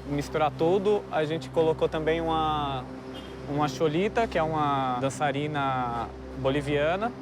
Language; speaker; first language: Portuguese; native; Portuguese